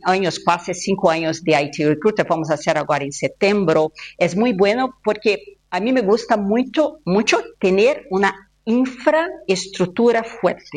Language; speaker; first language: Spanish; non-native, fluent; Portuguese